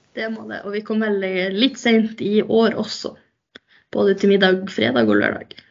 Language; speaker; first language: Norwegian; native; Norwegian